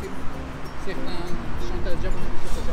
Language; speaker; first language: French; non-native, learner; Japanese